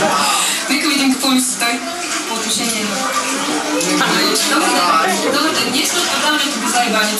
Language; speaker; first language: Bulgarian; native; Bulgarian